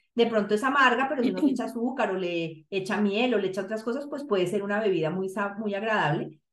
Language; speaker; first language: Spanish; native; Spanish